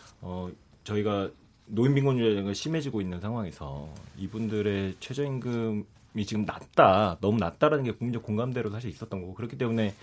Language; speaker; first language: Korean; native; Korean